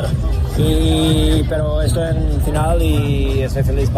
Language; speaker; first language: Spanish; non-native, learner; Serbian